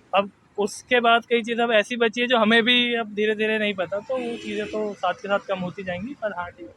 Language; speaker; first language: Hindi; native; Hindi